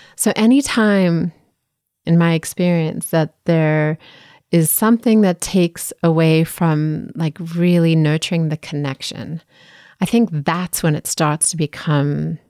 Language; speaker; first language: English; native; English